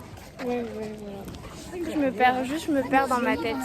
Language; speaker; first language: French; native; French